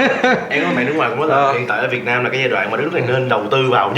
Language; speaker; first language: Vietnamese; native; Vietnamese